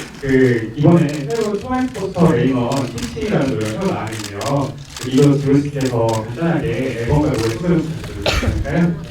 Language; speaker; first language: Korean; native; Korean